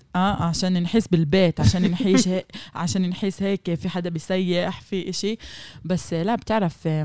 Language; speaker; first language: Arabic; non-native, fluent; Hebrew